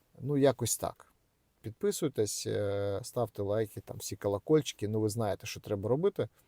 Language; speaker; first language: Ukrainian; non-native, local second language; Russian